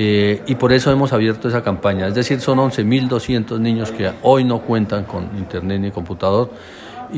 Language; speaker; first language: Spanish; native; Spanish